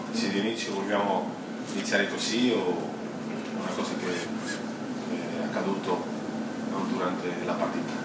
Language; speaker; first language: Italian; non-native, fluent; Spanish